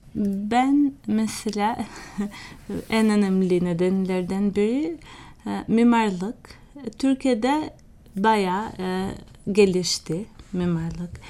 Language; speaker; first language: Turkish; non-native, fluent; Albanian